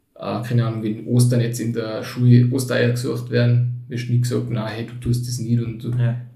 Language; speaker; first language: German; early bilingual, other home language; Turkish